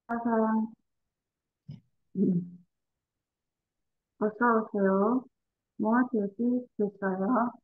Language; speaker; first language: Korean; non-native, learner; Indonesian